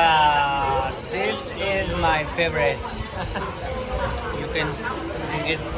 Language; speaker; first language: English; non-native, learner; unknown